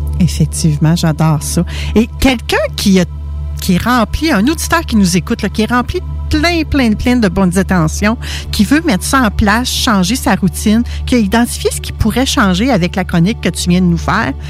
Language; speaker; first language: French; native; French